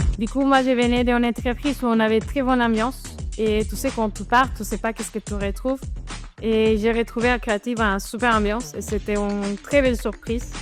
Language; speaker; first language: French; non-native, fluent; Spanish